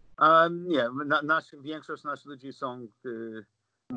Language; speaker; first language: Polish; non-native, learner; English